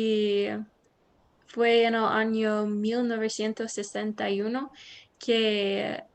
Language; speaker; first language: Spanish; non-native, learner; English